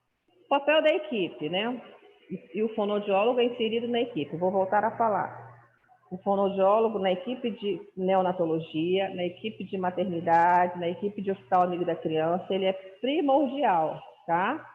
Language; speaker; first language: Portuguese; native; Portuguese